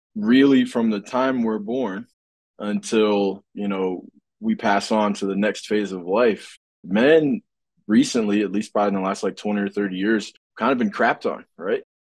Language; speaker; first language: English; native; English